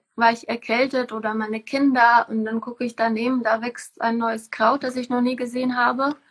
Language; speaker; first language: German; non-native, fluent; Czech